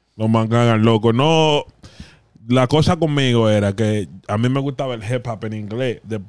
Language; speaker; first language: Spanish; native; Spanish